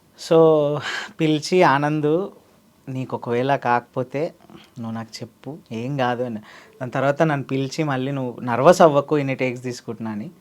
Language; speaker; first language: Telugu; native; Telugu